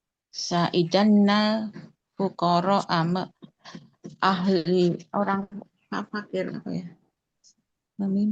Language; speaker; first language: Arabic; non-native, learner; Indonesian